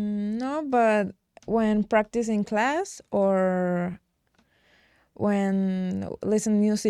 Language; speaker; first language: English; non-native, learner; Spanish